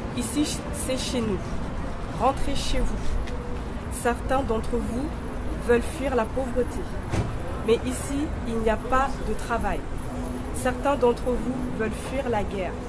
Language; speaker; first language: French; native; French